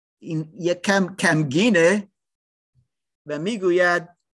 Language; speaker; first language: Persian; non-native, learner; English